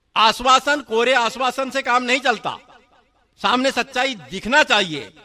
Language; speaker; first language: Hindi; native; Hindi